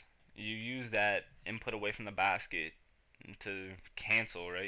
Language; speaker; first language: English; native; English